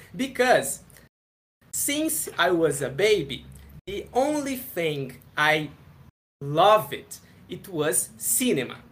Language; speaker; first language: English; non-native, fluent; Portuguese